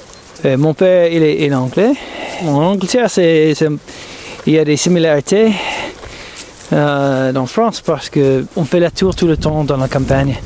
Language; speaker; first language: French; non-native, fluent; English